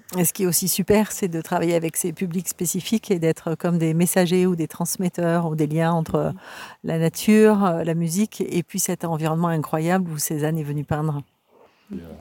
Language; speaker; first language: French; native; French